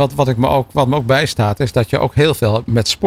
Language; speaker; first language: Dutch; native; Dutch